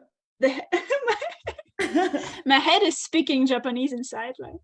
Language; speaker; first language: English; non-native, fluent; Russian